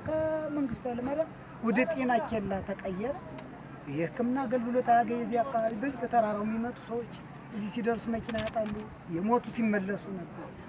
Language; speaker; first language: Amharic; native; Amharic